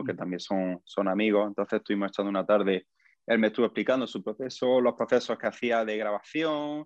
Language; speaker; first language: Spanish; native; Spanish